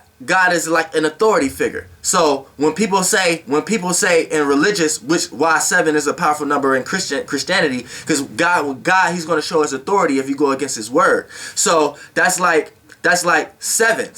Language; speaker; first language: English; native; English